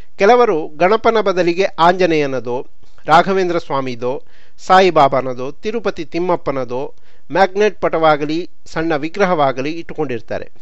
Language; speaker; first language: Kannada; native; Kannada